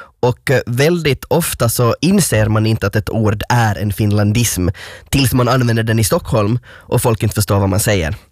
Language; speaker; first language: Swedish; native; Swedish